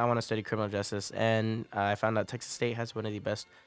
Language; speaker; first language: English; native; English